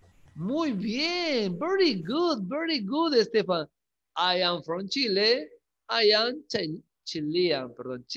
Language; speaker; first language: English; non-native, learner; Spanish